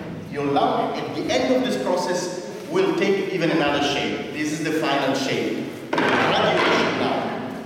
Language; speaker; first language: English; non-native, fluent; Italian